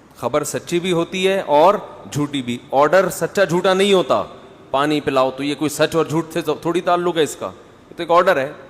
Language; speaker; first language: Urdu; non-native, local second language; Pashto